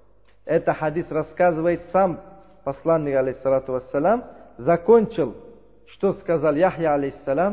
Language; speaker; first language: Russian; non-native, learner; Uzbek